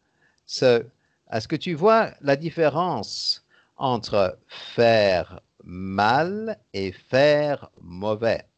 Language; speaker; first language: French; native; French